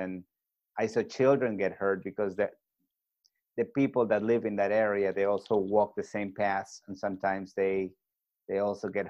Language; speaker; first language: English; non-native, fluent; Spanish